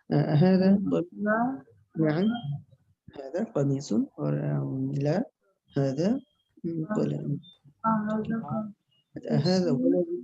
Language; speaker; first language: Arabic; non-native, learner; Bangla